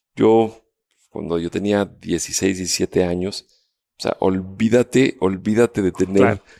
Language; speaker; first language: Spanish; native; Spanish